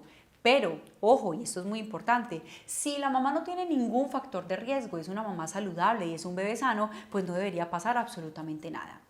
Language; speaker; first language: Spanish; native; Spanish